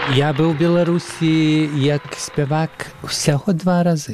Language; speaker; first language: Belarusian; early bilingual, heritage; Belarusian